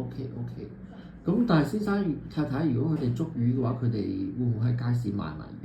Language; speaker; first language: Cantonese; native; Cantonese